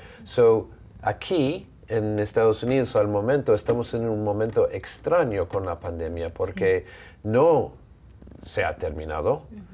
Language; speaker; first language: Spanish; non-native, fluent; English